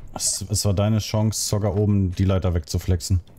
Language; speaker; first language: German; native; German